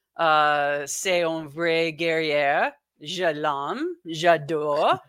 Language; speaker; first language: French; non-native, learner; English